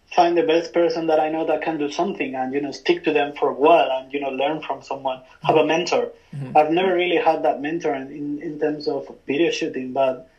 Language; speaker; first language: English; non-native, fluent; Spanish